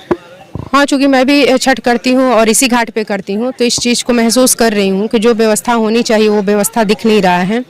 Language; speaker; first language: Hindi; native; Hindi